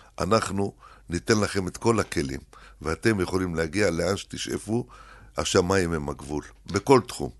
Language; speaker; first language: Hebrew; early bilingual, other home language; Arabic